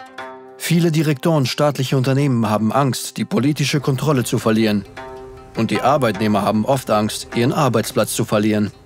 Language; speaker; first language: German; native; German